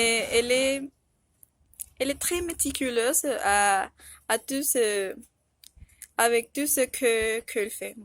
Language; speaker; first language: French; non-native, fluent; Spanish